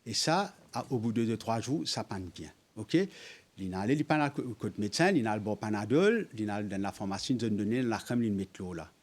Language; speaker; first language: French; non-native, local second language; Morisyen